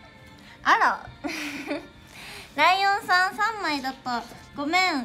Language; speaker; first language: Japanese; native; Japanese